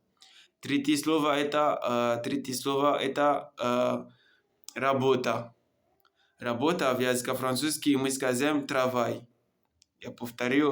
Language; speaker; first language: Russian; non-native, learner; Comorian